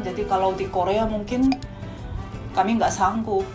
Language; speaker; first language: Indonesian; non-native, fluent; Korean